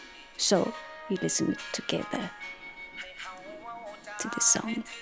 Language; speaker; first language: English; non-native, learner; Thai